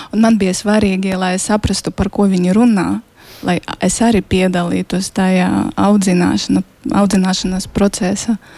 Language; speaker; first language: Latvian; non-native, fluent; Ukrainian